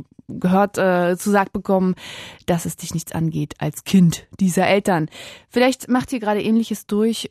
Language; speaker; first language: German; native; German